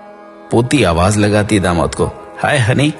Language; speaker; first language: Hindi; native; Hindi